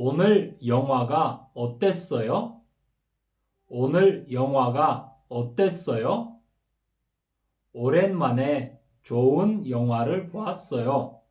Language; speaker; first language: Korean; non-native, fluent; Kyrgyz